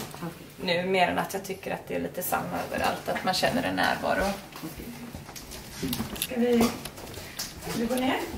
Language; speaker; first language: Swedish; native; Swedish